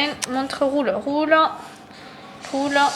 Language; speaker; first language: French; native; French